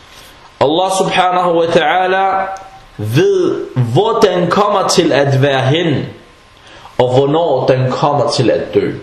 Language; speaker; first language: Danish; non-native, fluent; Arabic